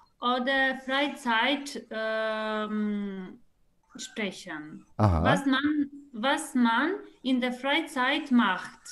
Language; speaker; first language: German; non-native, learner; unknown